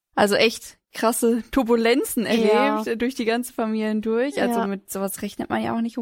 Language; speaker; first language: German; native; German